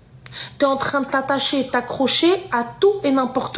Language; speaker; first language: French; native; French